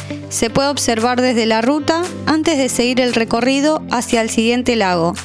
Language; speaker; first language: Spanish; native; Spanish